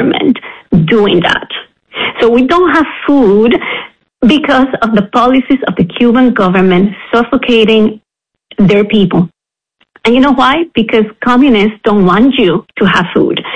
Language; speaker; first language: English; non-native, fluent; Spanish